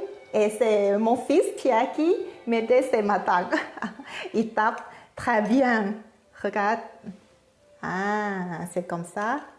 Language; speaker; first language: French; non-native, learner; Thai